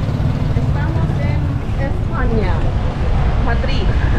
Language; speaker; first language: Spanish; non-native, learner; Filipino